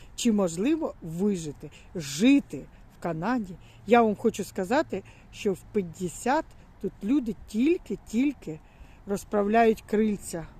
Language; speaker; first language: Ukrainian; native; Ukrainian